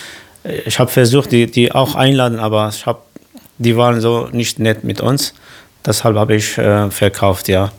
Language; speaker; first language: German; non-native, local second language; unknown